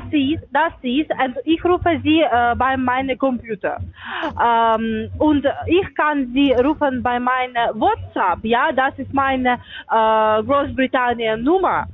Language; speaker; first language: German; non-native, learner; Russian